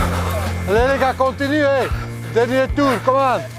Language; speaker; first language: French; non-native, local second language; Dutch